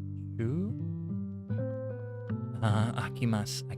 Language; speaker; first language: Japanese; non-native, learner; English